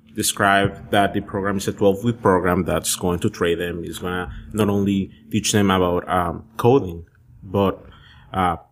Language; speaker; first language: English; early bilingual, other home language; Spanish